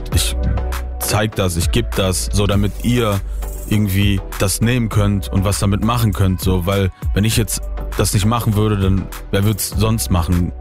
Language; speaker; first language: German; early bilingual, other home language; Italian